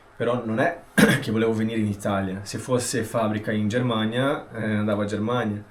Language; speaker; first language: Italian; non-native, fluent; Portuguese